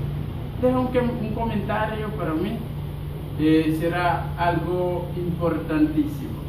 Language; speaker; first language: Spanish; non-native, fluent; Haitian Creole